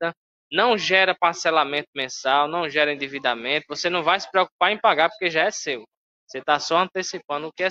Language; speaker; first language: Portuguese; native; Portuguese